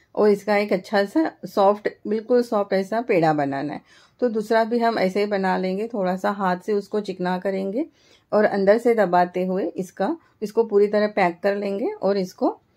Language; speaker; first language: Hindi; non-native, local second language; Marathi